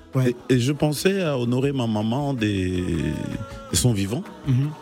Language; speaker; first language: French; non-native, local second language; Lingala